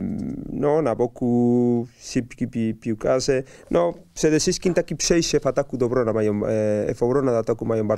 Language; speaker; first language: Polish; non-native, learner; Spanish